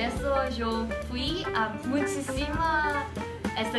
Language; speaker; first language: Spanish; non-native, learner; Korean